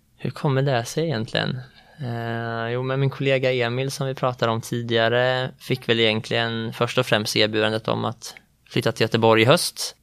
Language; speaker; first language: Swedish; native; Swedish